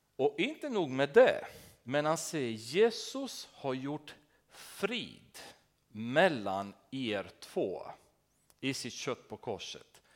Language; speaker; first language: Swedish; non-native, fluent; Romanian